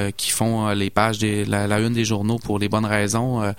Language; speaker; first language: French; native; French